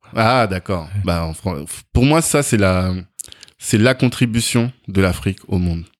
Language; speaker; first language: French; native; French